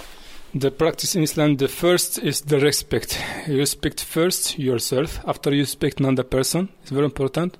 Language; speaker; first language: English; non-native, learner; Arabic